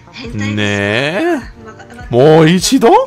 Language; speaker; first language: Japanese; non-native, learner; English